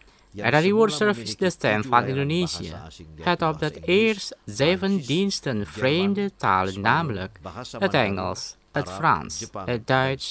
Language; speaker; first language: Dutch; non-native, learner; Indonesian